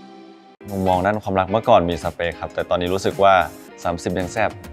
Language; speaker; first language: Thai; native; Thai